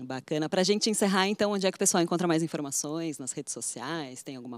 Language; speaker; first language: Portuguese; native; Portuguese